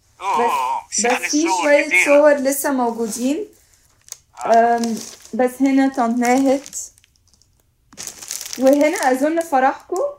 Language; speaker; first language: Arabic; native; Arabic